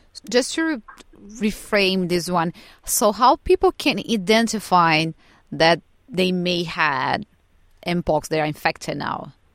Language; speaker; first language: English; non-native, fluent; Portuguese